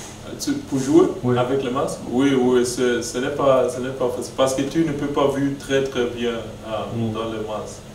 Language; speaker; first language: French; non-native, learner; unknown